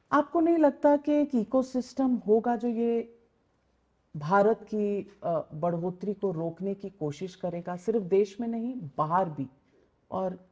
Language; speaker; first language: Hindi; native; Hindi